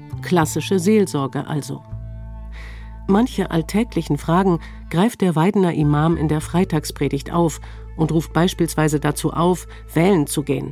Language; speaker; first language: German; native; German